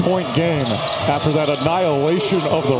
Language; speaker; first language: English; native; English